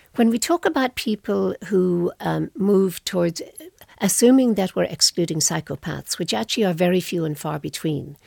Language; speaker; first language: English; native; English